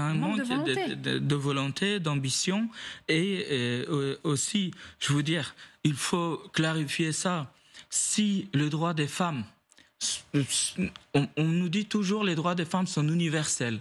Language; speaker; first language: French; non-native, fluent; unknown